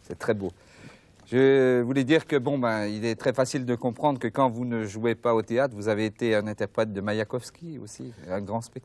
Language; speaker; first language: French; native; French